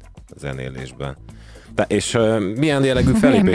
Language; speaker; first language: Hungarian; native; Hungarian